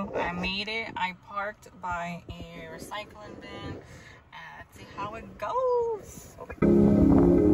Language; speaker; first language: English; native; English